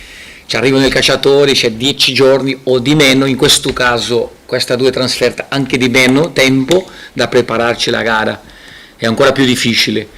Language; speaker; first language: Italian; non-native, fluent; Portuguese